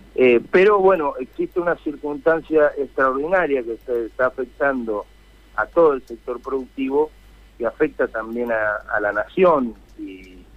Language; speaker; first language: Spanish; native; Spanish